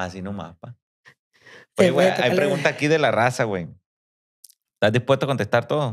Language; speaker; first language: Spanish; native; Spanish